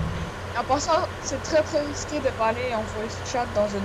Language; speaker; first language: French; native; French